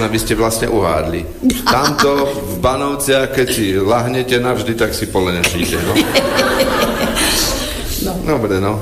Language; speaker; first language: Slovak; native; Slovak